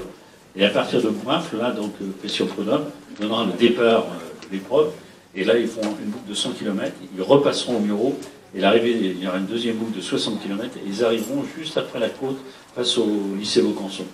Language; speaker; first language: French; native; French